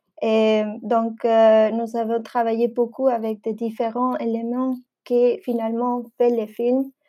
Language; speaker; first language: French; non-native, fluent; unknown